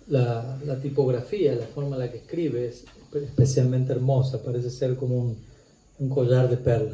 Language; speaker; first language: Spanish; native; Spanish